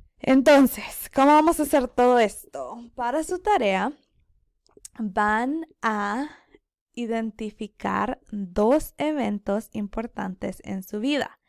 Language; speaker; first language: Spanish; early bilingual, other home language; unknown